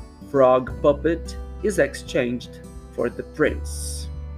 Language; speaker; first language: English; non-native, fluent; Portuguese